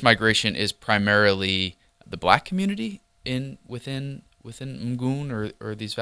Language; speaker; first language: English; native; English